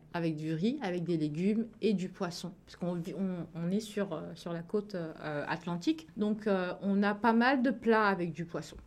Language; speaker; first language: French; early bilingual, other home language; Wolof